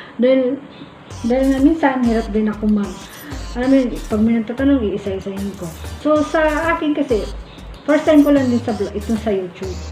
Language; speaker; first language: Filipino; non-native, local second language; Cebuano